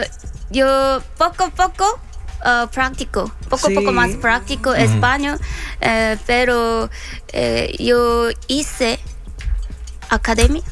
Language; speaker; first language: Spanish; non-native, learner; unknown